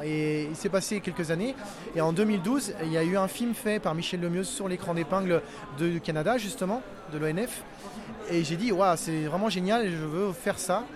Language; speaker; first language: French; native; French